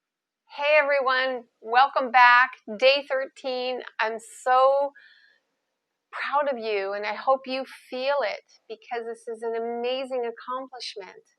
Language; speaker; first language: English; native; English